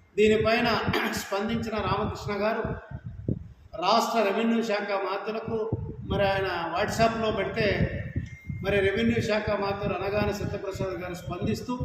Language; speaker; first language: Telugu; native; Telugu